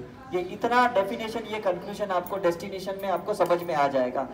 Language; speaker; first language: Hindi; native; Hindi